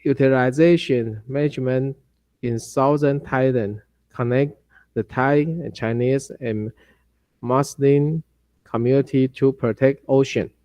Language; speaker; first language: English; non-native, learner; Chinese